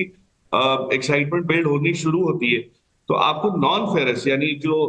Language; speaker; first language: Hindi; native; Hindi